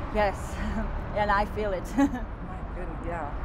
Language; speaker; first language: English; native; English